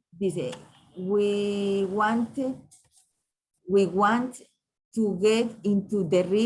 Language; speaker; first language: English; non-native, learner; Spanish